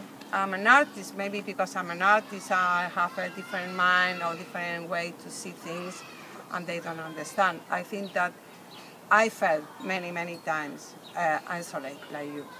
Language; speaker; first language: English; non-native, fluent; Spanish